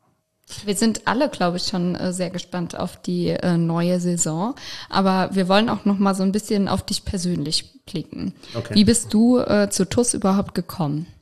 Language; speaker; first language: German; native; German